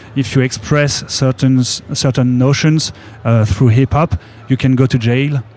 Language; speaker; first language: English; non-native, fluent; French